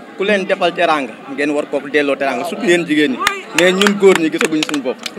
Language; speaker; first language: Wolof; native; Wolof